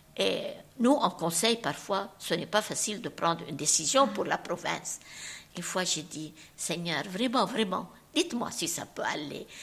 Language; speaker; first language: French; non-native, local second language; Arabic